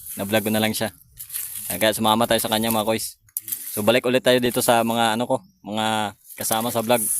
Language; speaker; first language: Filipino; non-native, local second language; Aklanon